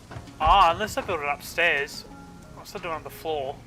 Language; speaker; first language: English; native; English